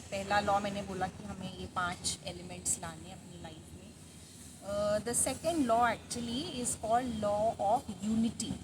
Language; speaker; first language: Hindi; native; Hindi